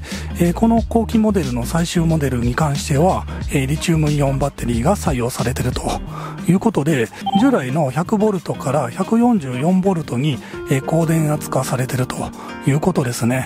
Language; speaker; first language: Japanese; native; Japanese